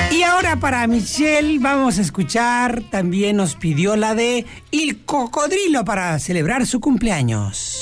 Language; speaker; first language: Spanish; native; Spanish